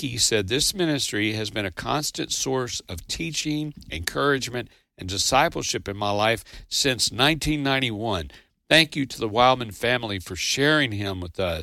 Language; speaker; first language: English; native; English